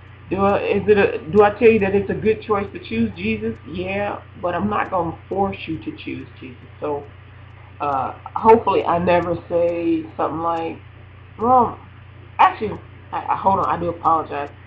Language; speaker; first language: English; native; English